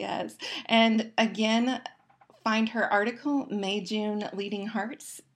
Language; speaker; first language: English; native; English